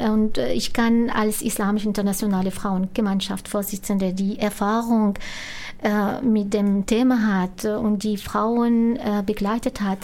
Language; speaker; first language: German; non-native, fluent; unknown